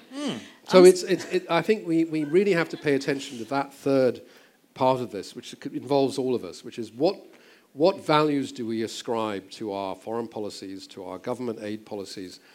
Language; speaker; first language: English; native; English